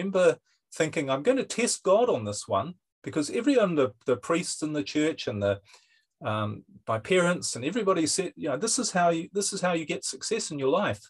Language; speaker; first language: English; native; English